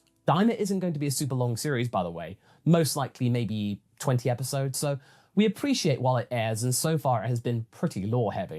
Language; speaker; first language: English; native; English